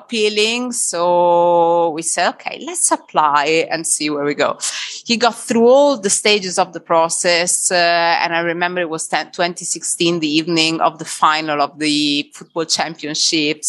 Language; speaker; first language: English; non-native, fluent; Italian